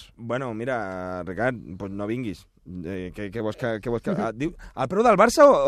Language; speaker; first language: Catalan; early bilingual, other home language; Spanish